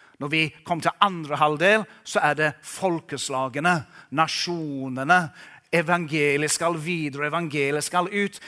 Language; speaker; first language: Norwegian; non-native, fluent; English